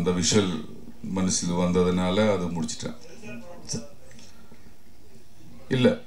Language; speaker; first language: Tamil; non-native, learner; Malayalam